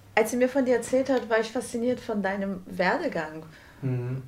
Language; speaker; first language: German; non-native, fluent; Portuguese